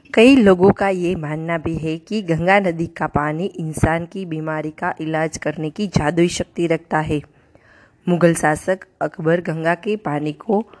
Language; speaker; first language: Hindi; non-native, local second language; Gujarati